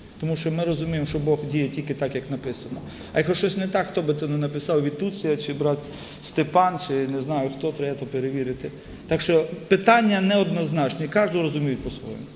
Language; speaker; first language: Ukrainian; native; Ukrainian